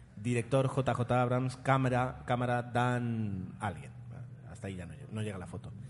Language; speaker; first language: Spanish; non-native, fluent; Italian